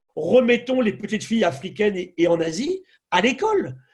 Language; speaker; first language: French; native; French